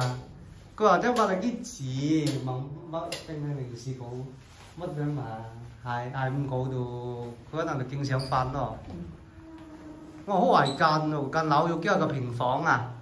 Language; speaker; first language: Chinese; native; Chinese